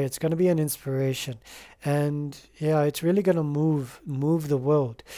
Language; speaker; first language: English; native; English